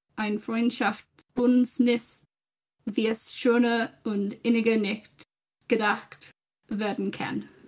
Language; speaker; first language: German; non-native, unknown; English